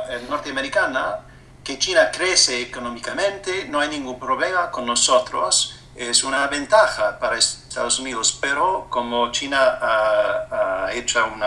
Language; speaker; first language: Spanish; non-native, fluent; English